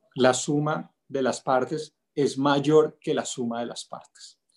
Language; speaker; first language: Spanish; native; Spanish